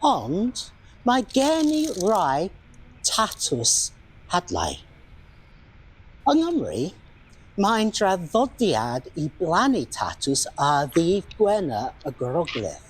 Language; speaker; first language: Welsh; non-native, learner; English